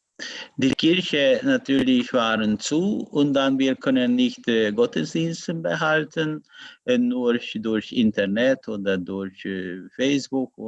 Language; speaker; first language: German; non-native, learner; Hungarian